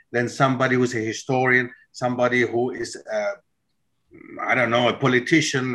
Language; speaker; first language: English; non-native, fluent; German